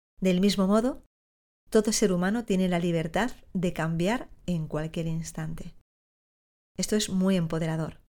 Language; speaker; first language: Spanish; native; Spanish